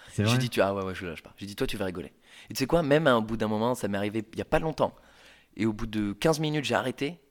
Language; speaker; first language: French; native; French